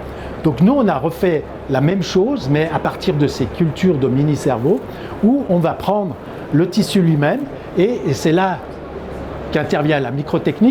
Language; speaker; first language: French; native; French